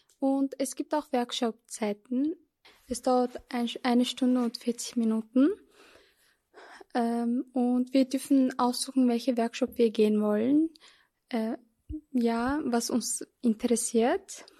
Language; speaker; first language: German; non-native, local second language; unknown